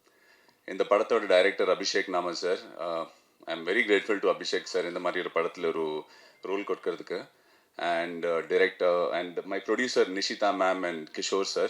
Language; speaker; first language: Tamil; non-native, learner; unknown